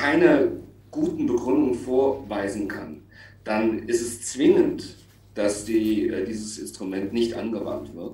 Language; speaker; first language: German; native; German